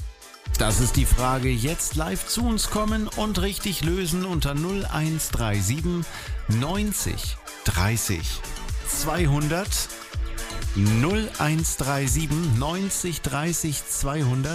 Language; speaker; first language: German; native; German